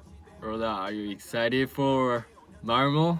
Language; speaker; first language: English; non-native, learner; Korean